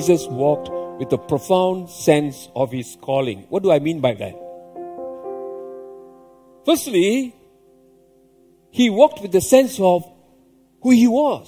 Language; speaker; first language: English; non-native, local second language; Tamil